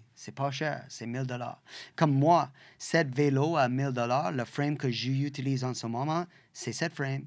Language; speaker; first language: French; non-native, local second language; English